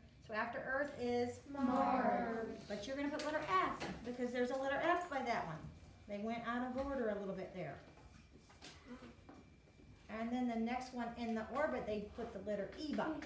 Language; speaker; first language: English; native; English